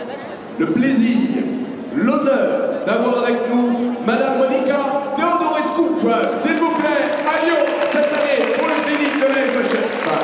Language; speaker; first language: French; native; French